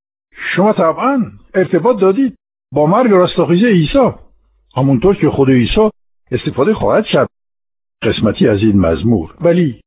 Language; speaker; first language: Persian; non-native, fluent; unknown